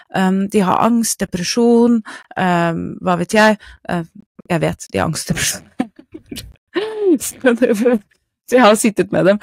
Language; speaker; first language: Norwegian; non-native, fluent; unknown